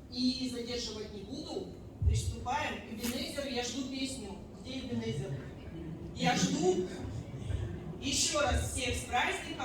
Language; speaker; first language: Russian; native; Russian